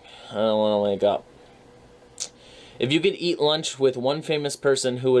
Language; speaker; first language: English; native; English